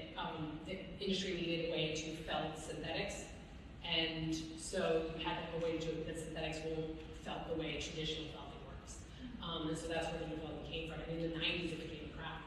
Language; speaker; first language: English; native; English